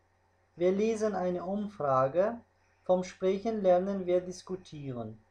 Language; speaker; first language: German; non-native, fluent; Uzbek